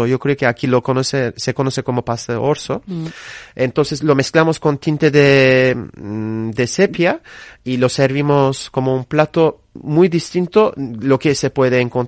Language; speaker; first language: Spanish; non-native, fluent; Turkish